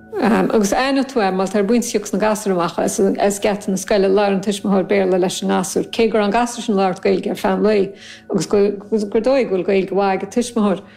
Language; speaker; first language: Irish; native; Irish